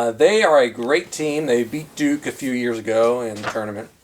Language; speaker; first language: English; native; English